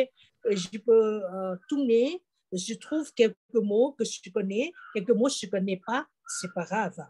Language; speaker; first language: French; non-native, fluent; Thai